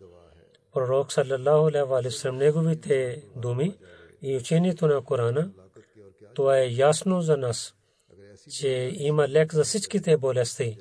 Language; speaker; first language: Bulgarian; non-native, learner; Urdu